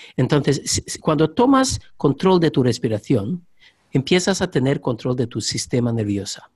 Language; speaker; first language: Spanish; non-native, learner; Swedish